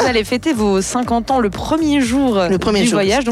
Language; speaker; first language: French; native; French